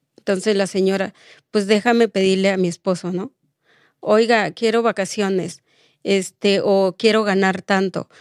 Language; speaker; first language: Spanish; non-native, local second language; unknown